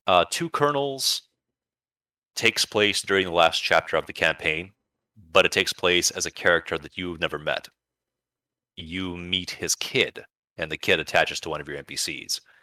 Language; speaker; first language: English; early bilingual, other home language; Russian